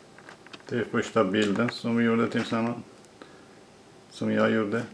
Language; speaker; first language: Swedish; non-native, learner; Persian